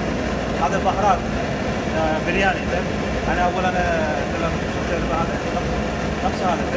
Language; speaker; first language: Arabic; non-native, learner; Urdu